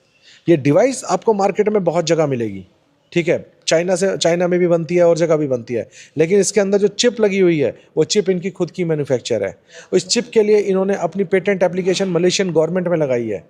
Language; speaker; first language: Hindi; native; Hindi